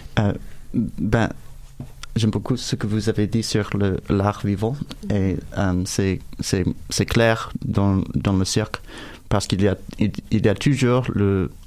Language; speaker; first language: French; non-native, fluent; English